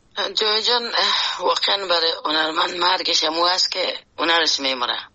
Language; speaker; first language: Persian; native; Persian